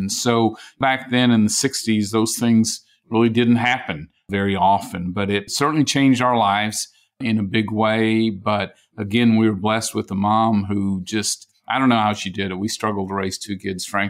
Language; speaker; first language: English; native; English